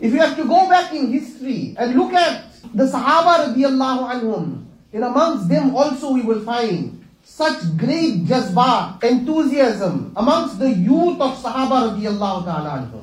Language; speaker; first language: English; native; English